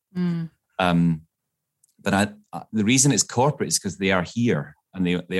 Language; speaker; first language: English; native; English